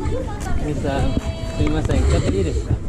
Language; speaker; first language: Japanese; non-native, learner; Sundanese